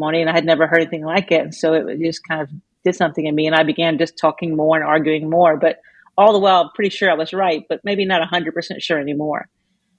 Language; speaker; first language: English; native; English